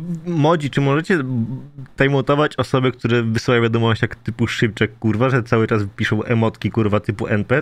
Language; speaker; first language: Polish; native; Polish